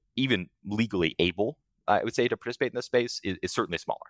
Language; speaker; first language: English; native; English